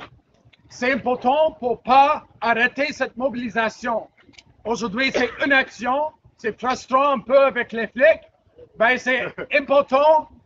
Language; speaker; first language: French; non-native, learner; English